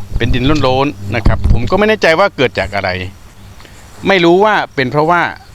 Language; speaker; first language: Thai; non-native, local second language; Khmer